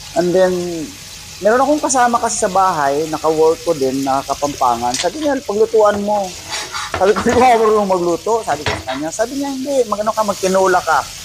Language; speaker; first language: Filipino; non-native, local second language; Cebuano